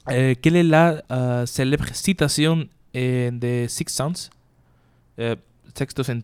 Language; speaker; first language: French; non-native, learner; Spanish